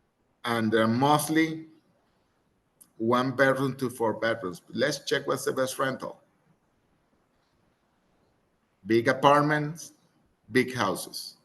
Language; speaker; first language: English; non-native, fluent; Spanish